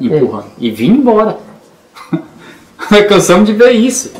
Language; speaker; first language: Portuguese; native; Portuguese